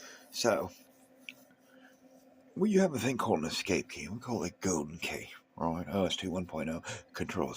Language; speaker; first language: English; native; English